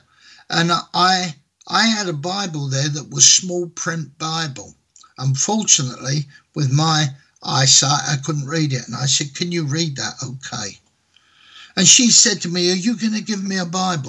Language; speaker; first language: English; native; English